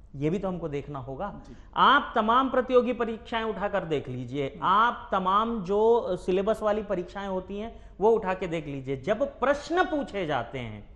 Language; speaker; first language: Hindi; native; Hindi